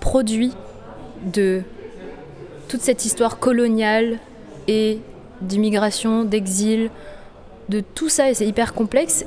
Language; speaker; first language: French; native; French